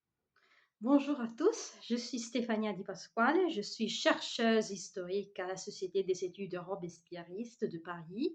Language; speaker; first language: French; non-native, fluent; Italian